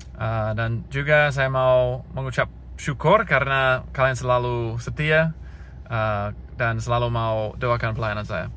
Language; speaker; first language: Indonesian; non-native, fluent; English